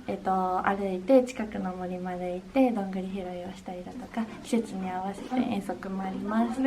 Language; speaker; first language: Japanese; native; Japanese